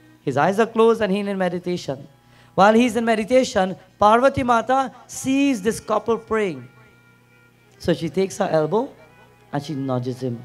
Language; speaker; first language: English; native; English